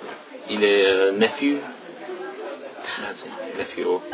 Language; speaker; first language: French; non-native, learner; English